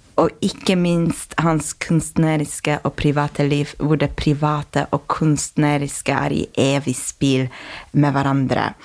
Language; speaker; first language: Norwegian; non-native, fluent; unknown